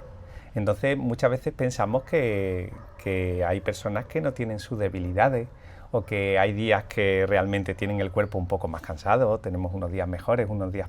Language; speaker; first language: Spanish; native; Spanish